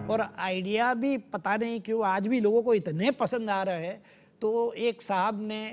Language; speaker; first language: Hindi; non-native, local second language; Gujarati